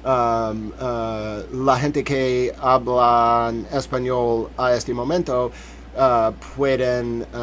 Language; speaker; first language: Spanish; non-native, learner; English